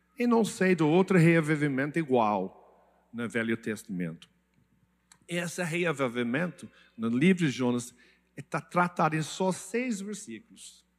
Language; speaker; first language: Portuguese; non-native, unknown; English